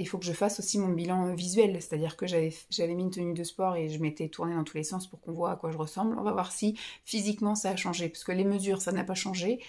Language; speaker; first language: French; native; French